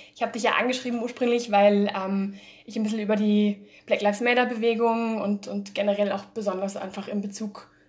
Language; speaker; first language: German; early bilingual, heritage; German